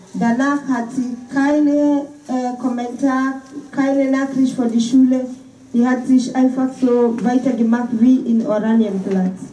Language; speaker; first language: German; non-native, fluent; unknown